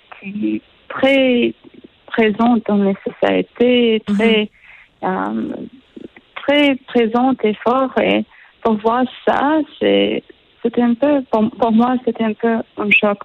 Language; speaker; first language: French; non-native, learner; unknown